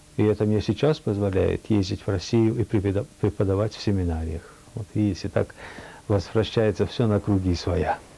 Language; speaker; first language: Russian; early bilingual, heritage; Russian